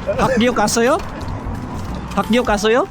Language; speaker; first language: Korean; non-native, learner; Filipino